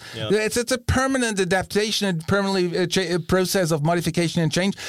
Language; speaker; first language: English; non-native, fluent; German